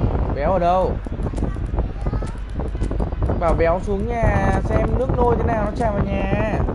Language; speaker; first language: Vietnamese; native; Vietnamese